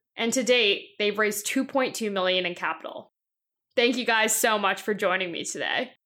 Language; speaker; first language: English; native; English